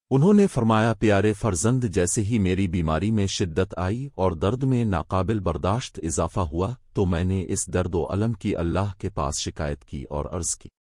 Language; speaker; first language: Urdu; native; Urdu